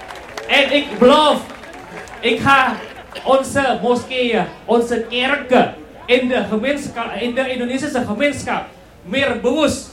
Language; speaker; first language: Dutch; non-native, fluent; Indonesian